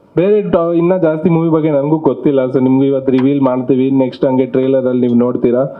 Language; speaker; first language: Kannada; non-native, local second language; Marwari